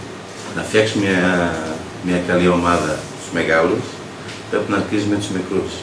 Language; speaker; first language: Greek; non-native, learner; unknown